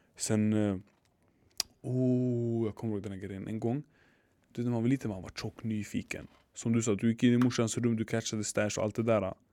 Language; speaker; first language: Swedish; early bilingual, other home language; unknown